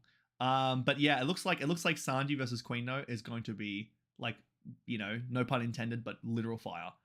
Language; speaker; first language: English; native; English